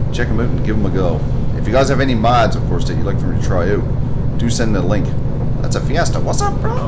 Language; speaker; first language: English; native; English